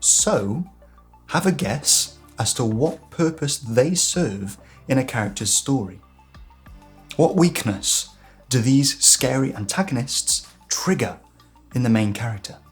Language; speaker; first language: English; native; English